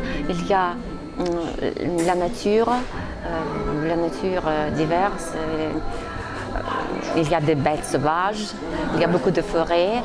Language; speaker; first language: French; non-native, fluent; Russian